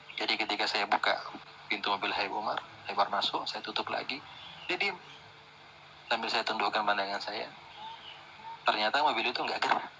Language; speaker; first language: Indonesian; native; Indonesian